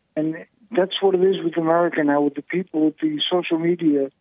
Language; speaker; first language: English; native; English